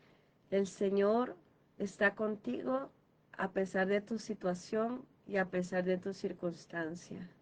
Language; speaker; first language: Spanish; native; Spanish